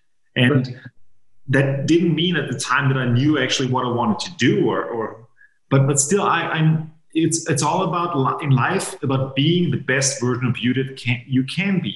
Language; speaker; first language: English; non-native, fluent; German